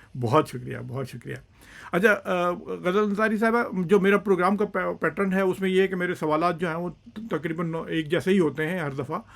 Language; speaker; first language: Urdu; native; Urdu